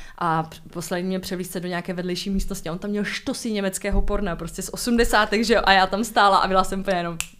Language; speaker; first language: Czech; native; Czech